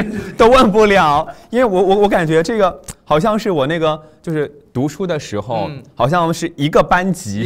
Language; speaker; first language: Chinese; native; Chinese